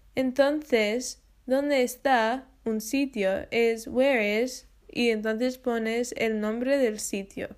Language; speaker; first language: Spanish; non-native, fluent; English